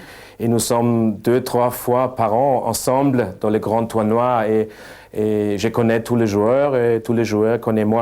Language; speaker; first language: French; non-native, fluent; German